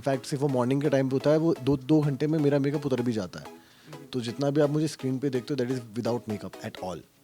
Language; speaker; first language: Hindi; native; Hindi